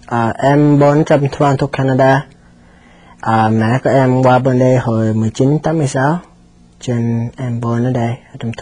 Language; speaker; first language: Vietnamese; early bilingual, heritage; Vietnamese